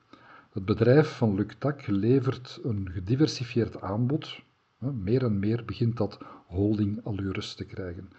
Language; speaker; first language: Dutch; native; Dutch